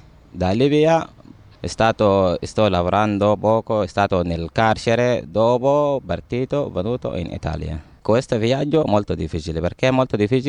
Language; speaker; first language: Italian; non-native, learner; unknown